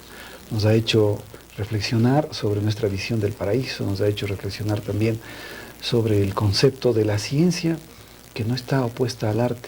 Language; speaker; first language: Spanish; native; Spanish